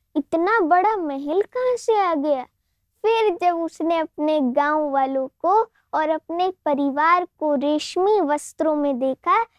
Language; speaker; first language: Hindi; non-native, local second language; Gujarati